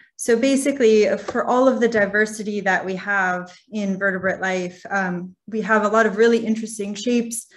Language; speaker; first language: English; native; English